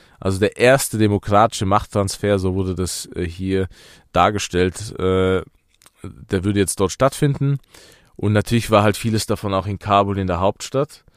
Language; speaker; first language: German; early bilingual, other home language; Persian